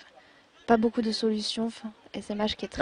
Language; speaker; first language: French; native; French